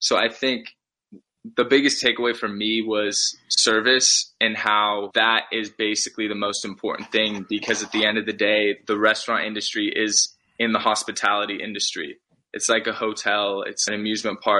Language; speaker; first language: English; native; English